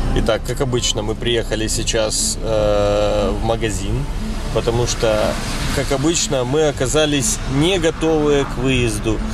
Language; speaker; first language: Russian; native; Russian